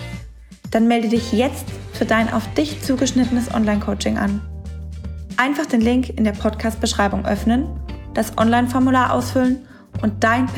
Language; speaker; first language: German; native; German